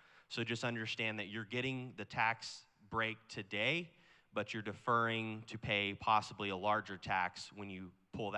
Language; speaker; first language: English; native; English